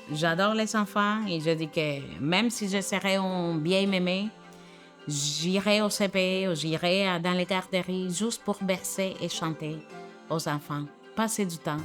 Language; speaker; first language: French; non-native, fluent; Spanish